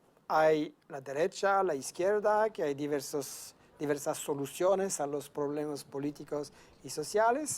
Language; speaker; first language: Spanish; non-native, fluent; French